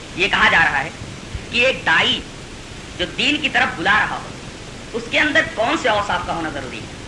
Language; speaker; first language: Urdu; native; Urdu